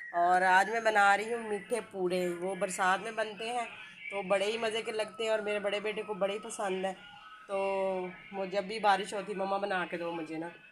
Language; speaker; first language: Urdu; non-native, local second language; Punjabi